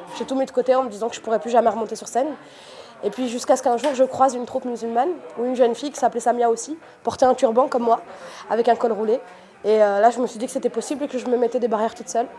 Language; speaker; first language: French; native; French